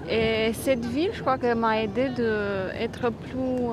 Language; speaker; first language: French; non-native, fluent; Romanian